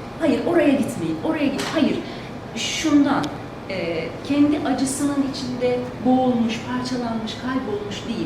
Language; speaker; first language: Turkish; native; Turkish